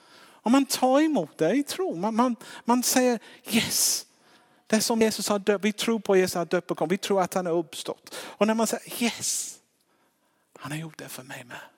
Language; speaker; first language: Swedish; non-native, fluent; English